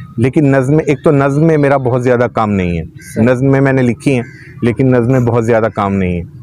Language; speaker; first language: Urdu; non-native, local second language; Punjabi